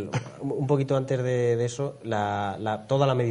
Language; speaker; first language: Spanish; native; Spanish